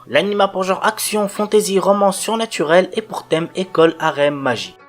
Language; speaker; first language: French; native; French